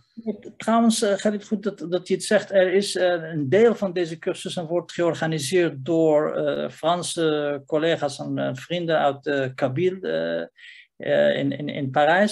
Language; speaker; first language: Dutch; non-native, fluent; Riffian